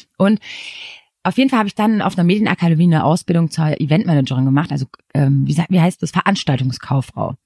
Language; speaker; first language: German; native; German